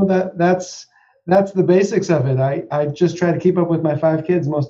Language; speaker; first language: English; native; English